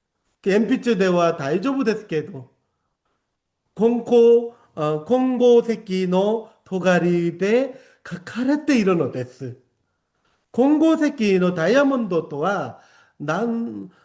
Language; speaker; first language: Japanese; non-native, fluent; Korean